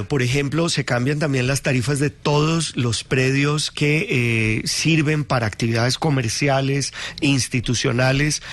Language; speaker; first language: Spanish; native; Spanish